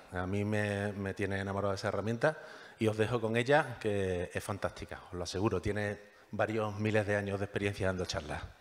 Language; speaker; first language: Spanish; native; Spanish